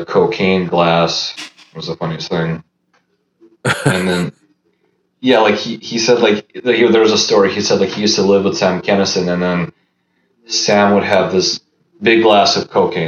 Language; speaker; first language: English; early bilingual, other home language; Russian